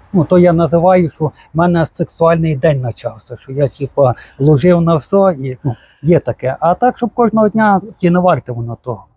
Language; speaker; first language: Ukrainian; native; Ukrainian